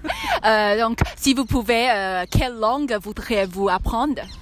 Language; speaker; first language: French; non-native, learner; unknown